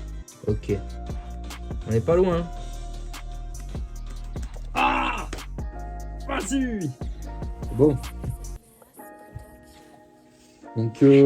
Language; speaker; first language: French; native; French